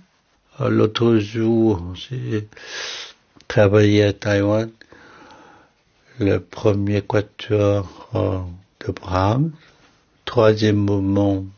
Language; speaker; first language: French; non-native, fluent; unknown